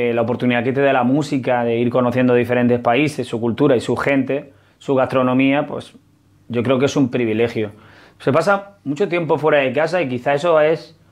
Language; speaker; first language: Spanish; native; Spanish